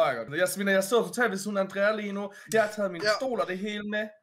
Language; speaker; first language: Danish; native; Danish